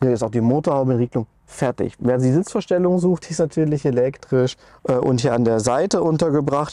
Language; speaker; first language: German; native; German